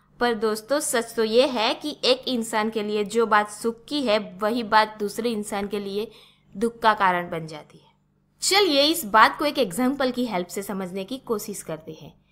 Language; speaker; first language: Hindi; non-native, local second language; Gujarati